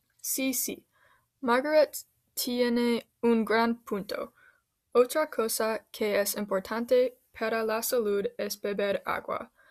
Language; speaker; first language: Spanish; non-native, learner; English